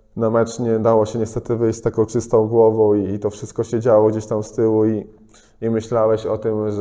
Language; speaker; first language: Polish; native; Polish